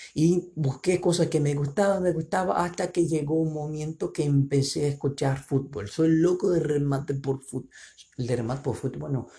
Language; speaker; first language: Spanish; non-native, fluent; Portuguese